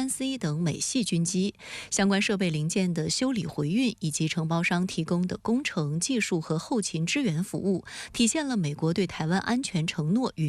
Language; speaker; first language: Chinese; native; Chinese